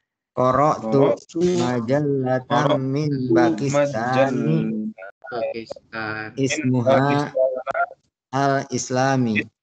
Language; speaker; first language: Arabic; non-native, learner; Indonesian